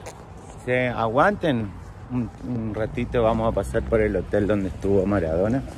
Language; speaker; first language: Spanish; native; Spanish